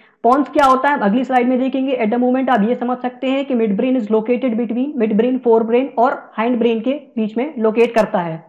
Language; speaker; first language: Hindi; native; Hindi